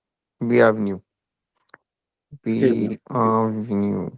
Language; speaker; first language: French; non-native, learner; Hindi